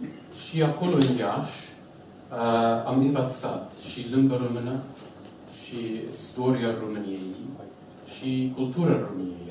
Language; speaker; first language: Romanian; non-native, fluent; English